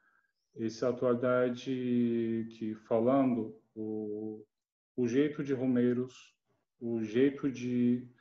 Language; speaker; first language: Portuguese; non-native, learner; Turkish